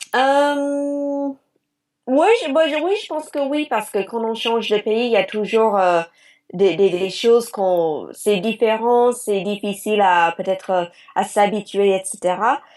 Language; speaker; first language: French; non-native, fluent; English